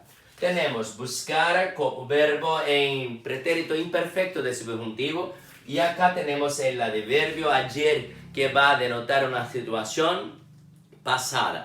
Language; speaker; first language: Spanish; non-native, fluent; Portuguese